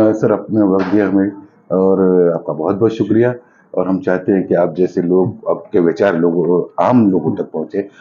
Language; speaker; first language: Hindi; native; Hindi